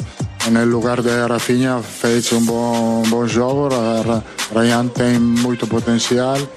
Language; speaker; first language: Portuguese; non-native, learner; Italian